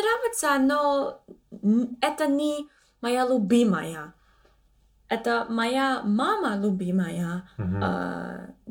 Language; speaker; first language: Russian; non-native, learner; English